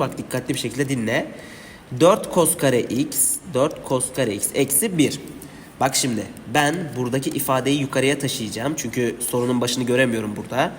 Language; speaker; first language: Turkish; native; Turkish